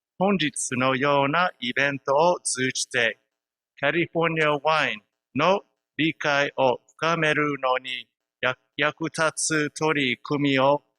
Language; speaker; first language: Japanese; non-native, fluent; English